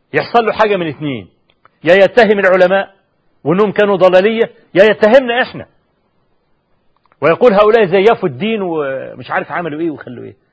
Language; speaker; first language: Arabic; native; Arabic